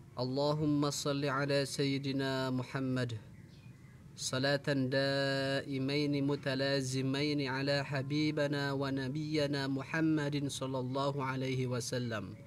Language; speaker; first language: Arabic; non-native, fluent; Indonesian